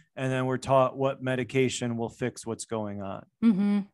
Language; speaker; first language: English; native; English